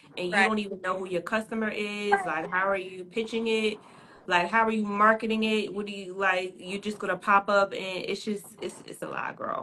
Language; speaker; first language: English; native; English